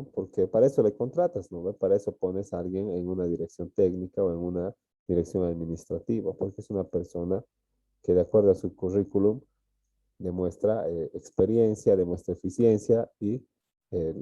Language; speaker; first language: Spanish; native; Spanish